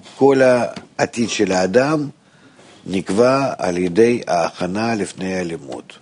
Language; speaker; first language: Hebrew; non-native, fluent; Russian